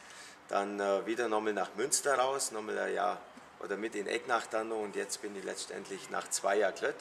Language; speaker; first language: German; native; German